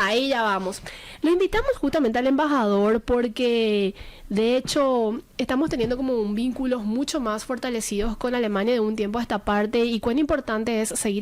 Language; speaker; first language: Spanish; native; Spanish